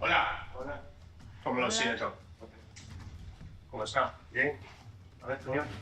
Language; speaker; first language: Spanish; non-native, learner; English